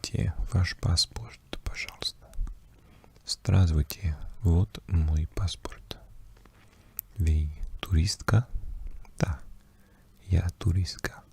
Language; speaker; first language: Russian; non-native, learner; English